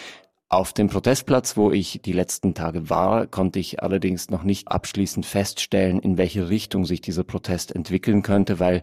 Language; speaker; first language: German; native; German